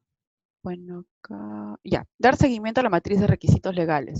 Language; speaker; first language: Spanish; native; Spanish